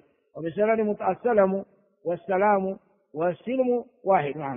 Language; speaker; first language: Arabic; non-native, fluent; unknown